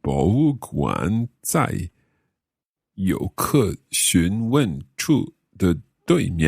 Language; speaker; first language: Chinese; non-native, learner; English